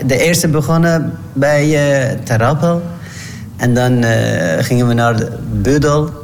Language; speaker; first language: Dutch; non-native, learner; Turkish